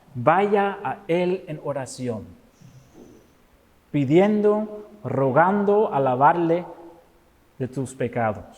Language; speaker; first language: Spanish; non-native, fluent; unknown